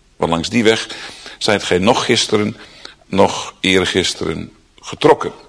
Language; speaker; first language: Dutch; native; Dutch